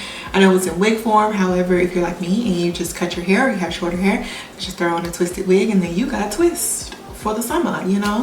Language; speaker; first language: English; native; English